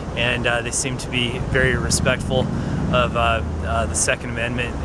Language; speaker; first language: English; native; English